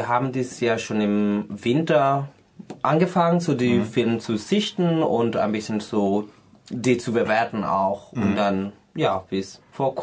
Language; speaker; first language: German; non-native, fluent; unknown